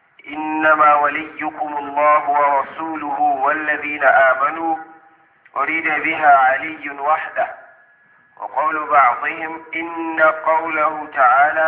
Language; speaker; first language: Arabic; non-native, fluent; Hausa